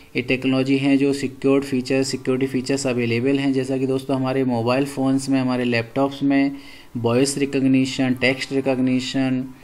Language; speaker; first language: Hindi; native; Hindi